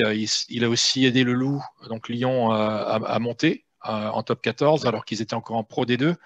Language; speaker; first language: French; native; French